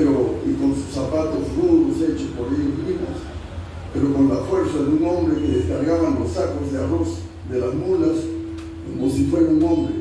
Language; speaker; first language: Spanish; native; Spanish